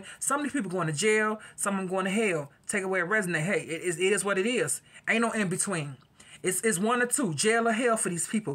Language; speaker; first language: English; native; English